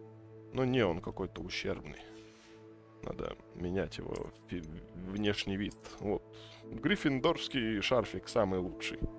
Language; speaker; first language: Russian; native; Russian